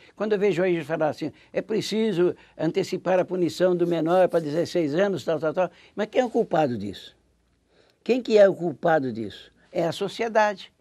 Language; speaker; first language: Portuguese; native; Portuguese